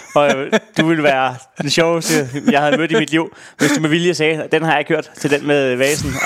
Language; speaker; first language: Danish; native; Danish